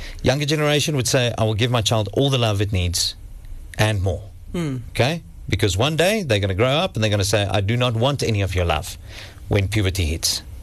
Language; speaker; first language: English; non-native, local second language; Afrikaans